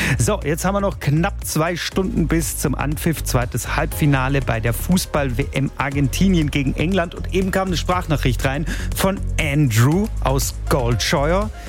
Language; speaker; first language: German; native; German